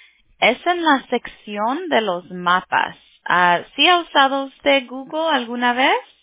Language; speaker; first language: Spanish; early bilingual, heritage; Spanish